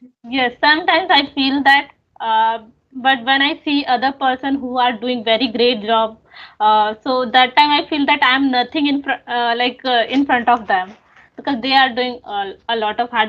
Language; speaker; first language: English; non-native, local second language; Hindi